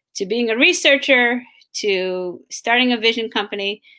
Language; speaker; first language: English; native; English